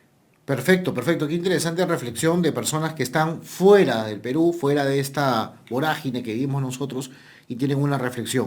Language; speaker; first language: Spanish; native; Spanish